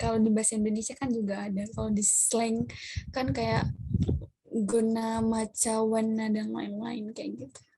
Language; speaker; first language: Indonesian; non-native, local second language; Madurese